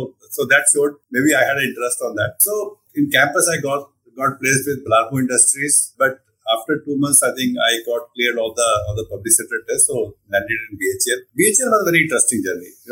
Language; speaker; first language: English; non-native, local second language; Punjabi